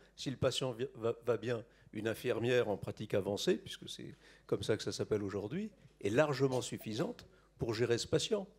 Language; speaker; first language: French; native; French